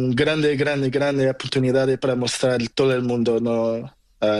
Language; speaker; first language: Spanish; non-native, learner; Portuguese